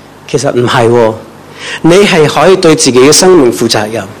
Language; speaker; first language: Cantonese; non-native, fluent; English